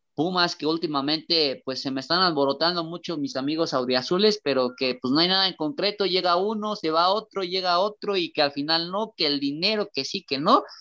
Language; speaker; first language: Spanish; native; Spanish